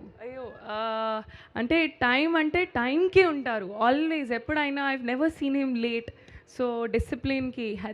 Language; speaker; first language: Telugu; non-native, learner; Hindi